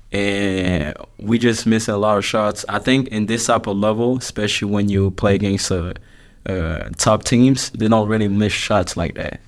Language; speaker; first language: English; non-native, fluent; French